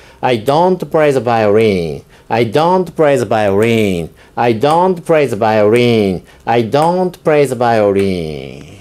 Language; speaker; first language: English; non-native, fluent; Japanese